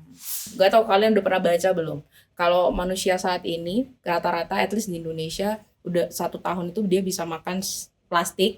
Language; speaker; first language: Indonesian; native; Indonesian